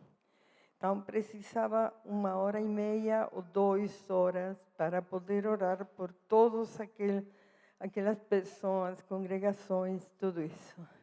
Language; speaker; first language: Portuguese; non-native, fluent; Spanish